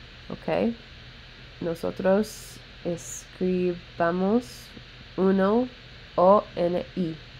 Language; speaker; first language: Spanish; non-native, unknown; English